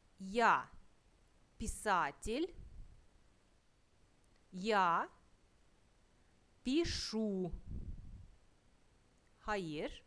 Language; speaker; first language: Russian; non-native, fluent; Turkish